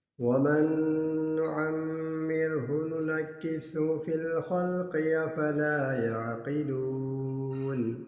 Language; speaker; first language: Urdu; non-native, local second language; Sindhi